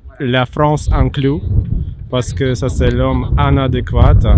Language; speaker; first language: French; non-native, learner; Ukrainian